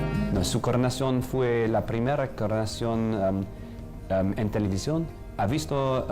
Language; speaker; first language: Spanish; non-native, fluent; English